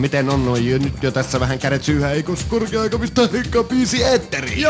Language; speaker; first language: Finnish; native; Finnish